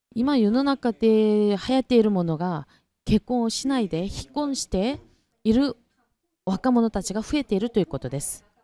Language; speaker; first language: Japanese; non-native, fluent; Korean